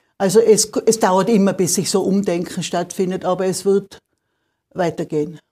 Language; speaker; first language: German; native; German